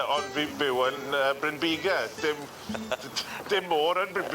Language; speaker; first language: Welsh; non-native, learner; English